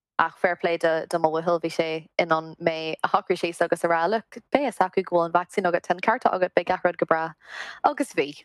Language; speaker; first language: Irish; non-native, local second language; English